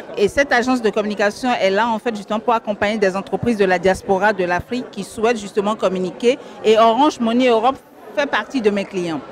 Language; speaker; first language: French; non-native, local second language; Fon